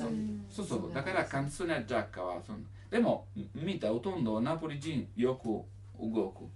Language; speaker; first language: Japanese; non-native, learner; Italian